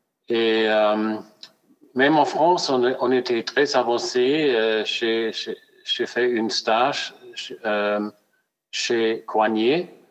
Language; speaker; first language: French; non-native, fluent; German